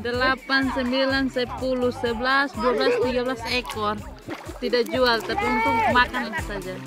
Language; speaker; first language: Indonesian; non-native, local second language; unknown